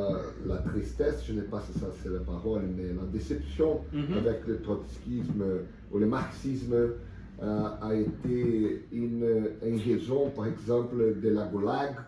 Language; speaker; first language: French; non-native, learner; Portuguese